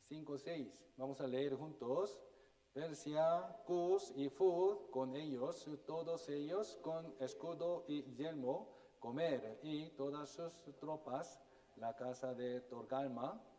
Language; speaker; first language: Spanish; non-native, fluent; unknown